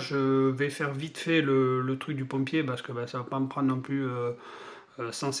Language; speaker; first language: French; native; French